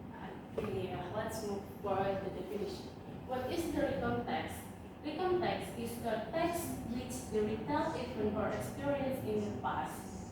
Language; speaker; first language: English; non-native, learner; Indonesian